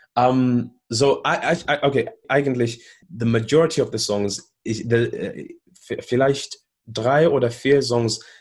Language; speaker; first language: German; non-native, learner; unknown